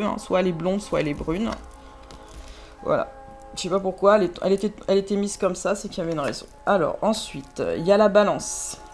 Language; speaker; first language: French; native; French